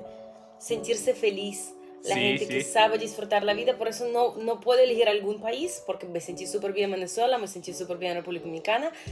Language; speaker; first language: Spanish; non-native, fluent; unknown